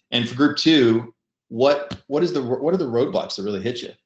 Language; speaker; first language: English; native; English